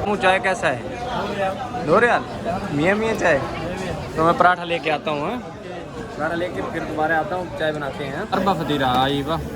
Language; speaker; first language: Urdu; non-native, local second language; Punjabi